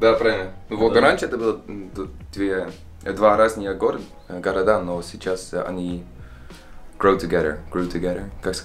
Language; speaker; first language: Russian; non-native, learner; Dutch